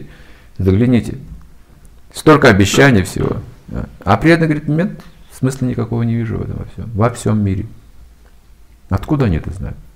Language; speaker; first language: Russian; native; Russian